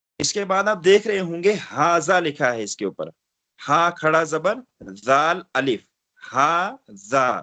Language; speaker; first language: Urdu; non-native, local second language; Kashmiri